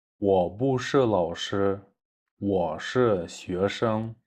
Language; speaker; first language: Chinese; non-native, fluent; Kyrgyz